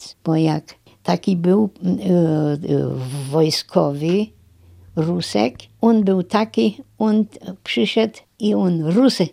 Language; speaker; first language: Polish; non-native, local second language; German